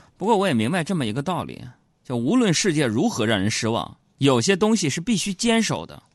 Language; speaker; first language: Chinese; native; Chinese